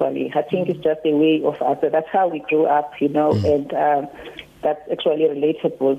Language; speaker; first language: English; non-native, local second language; Xhosa